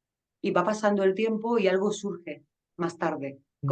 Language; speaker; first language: Spanish; native; Spanish